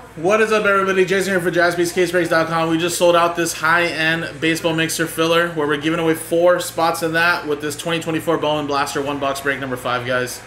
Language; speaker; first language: English; native; English